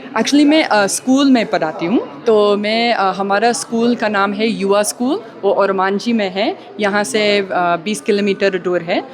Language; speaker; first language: Hindi; early bilingual, heritage; English